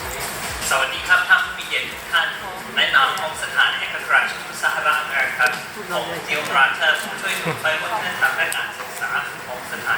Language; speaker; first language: Thai; non-native, fluent; English